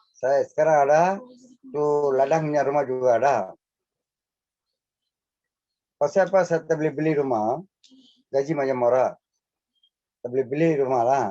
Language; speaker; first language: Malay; non-native, local second language; Tamil